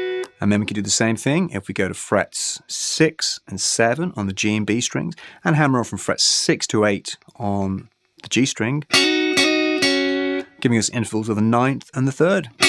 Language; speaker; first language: English; native; English